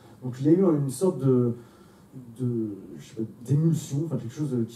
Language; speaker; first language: French; native; French